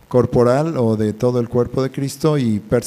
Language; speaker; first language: Spanish; native; Spanish